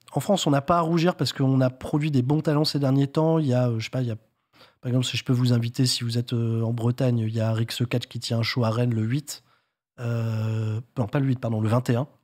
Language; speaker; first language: French; native; French